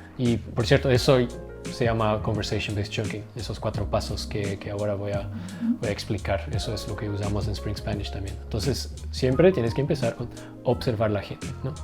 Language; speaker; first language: Spanish; non-native, fluent; Dutch